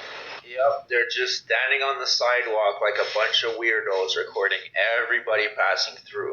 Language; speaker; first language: English; native; English